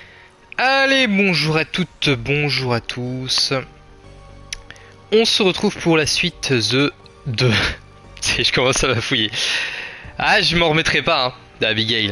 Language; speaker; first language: French; native; French